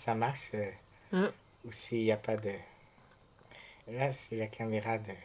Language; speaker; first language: French; native; French